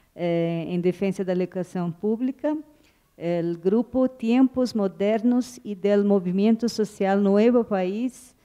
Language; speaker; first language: Portuguese; native; Portuguese